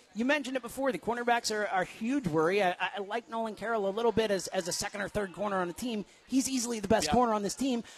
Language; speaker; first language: English; native; English